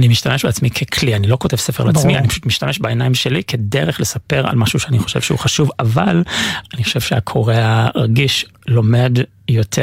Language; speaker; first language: Hebrew; non-native, fluent; English